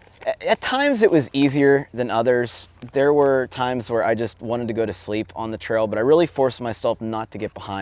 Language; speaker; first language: English; native; English